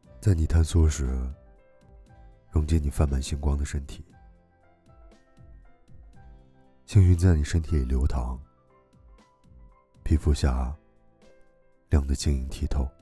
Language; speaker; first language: Chinese; native; Chinese